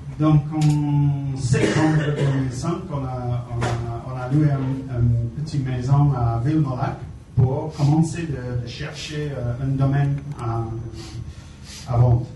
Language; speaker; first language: French; non-native, fluent; English